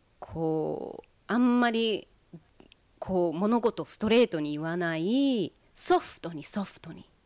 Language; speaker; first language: Japanese; early bilingual, heritage; Japanese